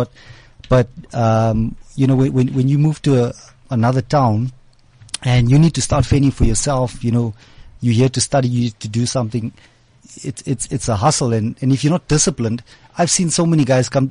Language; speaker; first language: English; native; English